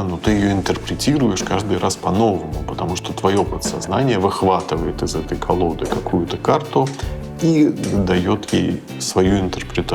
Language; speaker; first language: Russian; native; Russian